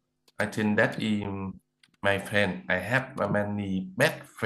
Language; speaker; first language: English; non-native, learner; Vietnamese